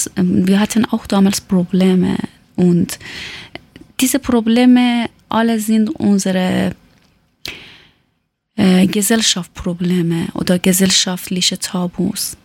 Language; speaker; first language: German; non-native, learner; Persian